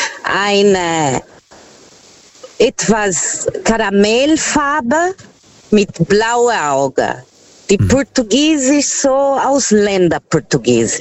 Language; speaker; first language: German; non-native, fluent; Portuguese